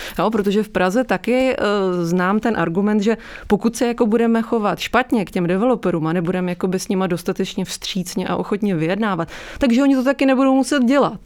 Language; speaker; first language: Czech; native; Czech